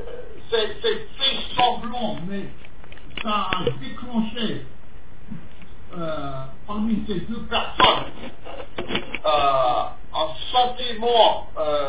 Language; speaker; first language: French; non-native, fluent; English